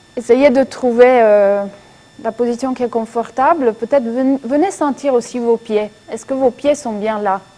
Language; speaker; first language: French; non-native, fluent; Italian